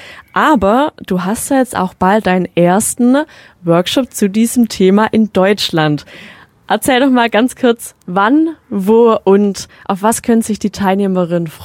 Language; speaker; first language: German; native; German